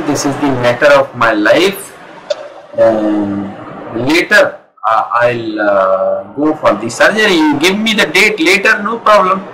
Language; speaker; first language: English; non-native, local second language; Hindi